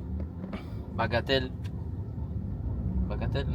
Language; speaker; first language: French; native; French